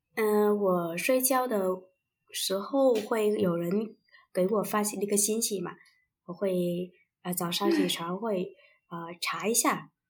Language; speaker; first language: Chinese; non-native, fluent; Vietnamese